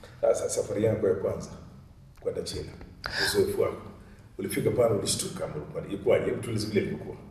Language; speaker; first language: Swahili; native; Swahili